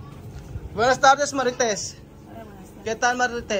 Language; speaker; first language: Spanish; non-native, learner; Filipino